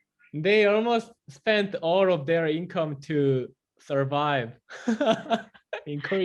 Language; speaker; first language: English; non-native, fluent; Korean